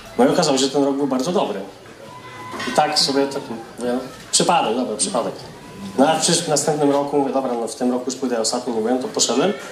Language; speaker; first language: Polish; native; Polish